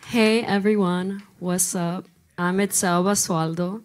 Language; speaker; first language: English; native; English